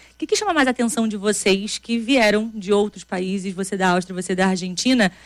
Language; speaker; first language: Portuguese; native; Portuguese